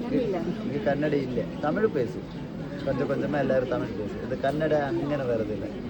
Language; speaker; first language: Tamil; non-native, learner; Malayalam